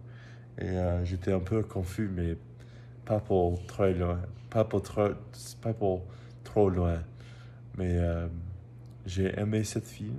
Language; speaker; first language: French; non-native, learner; English